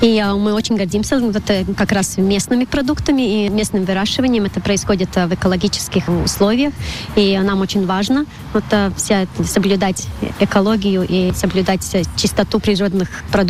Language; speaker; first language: Russian; non-native, local second language; Latvian